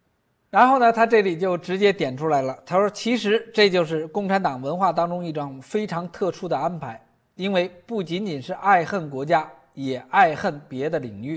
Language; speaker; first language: Chinese; native; Chinese